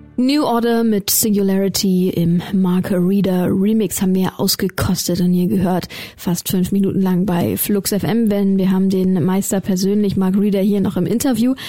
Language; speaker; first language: German; native; German